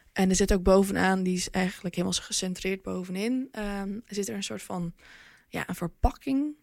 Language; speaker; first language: Dutch; early bilingual, other home language; Bosnian